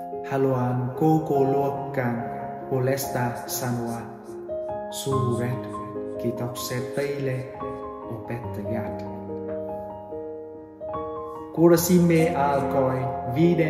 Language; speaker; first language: Finnish; non-native, learner; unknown